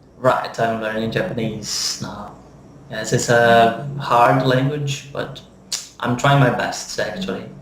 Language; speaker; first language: English; non-native, fluent; Portuguese